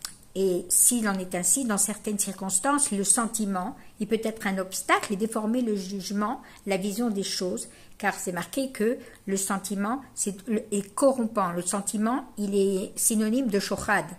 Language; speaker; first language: French; native; French